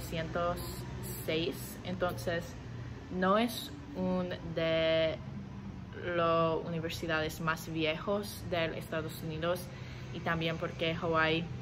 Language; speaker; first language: Spanish; non-native, learner; English